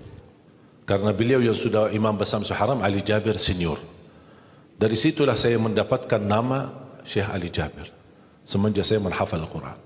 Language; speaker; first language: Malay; non-native, fluent; Arabic